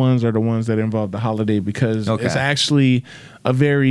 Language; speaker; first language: English; native; English